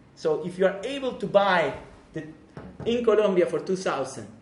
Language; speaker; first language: English; non-native, fluent; Spanish